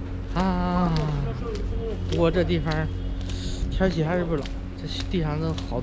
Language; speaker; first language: Chinese; native; Chinese